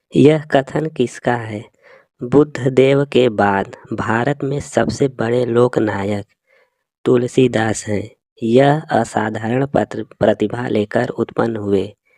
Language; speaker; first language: Hindi; native; Hindi